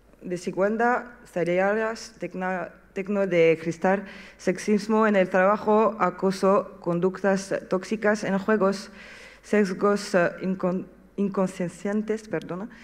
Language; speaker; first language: Spanish; non-native, learner; French